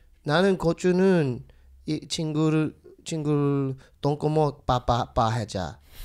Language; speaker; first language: Korean; early bilingual, heritage; Korean